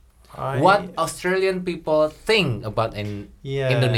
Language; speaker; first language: English; non-native, learner; Indonesian